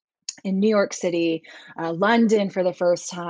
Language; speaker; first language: English; native; English